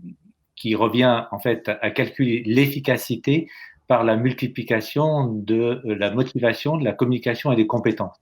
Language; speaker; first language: French; native; French